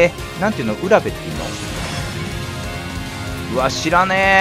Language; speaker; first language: Japanese; native; Japanese